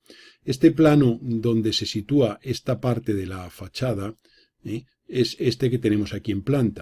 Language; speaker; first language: Spanish; native; Spanish